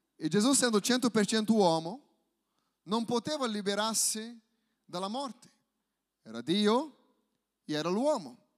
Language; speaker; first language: Italian; non-native, fluent; Portuguese